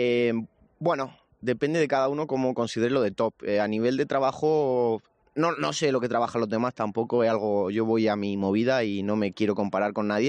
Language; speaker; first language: Spanish; native; Spanish